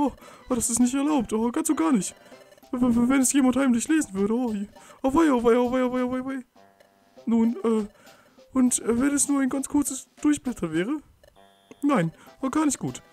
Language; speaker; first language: German; native; German